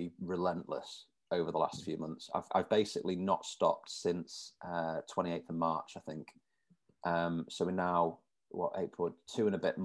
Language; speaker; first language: English; native; English